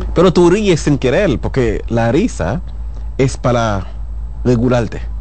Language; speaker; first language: Spanish; non-native, fluent; Haitian Creole